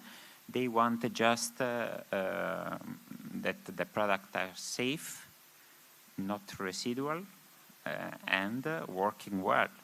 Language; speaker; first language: English; non-native, learner; Spanish